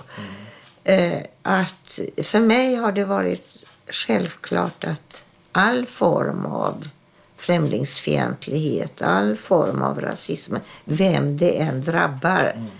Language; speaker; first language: Swedish; early bilingual, other home language; German